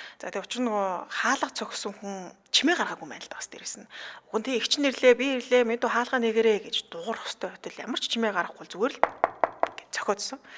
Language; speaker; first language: Mongolian; native; Mongolian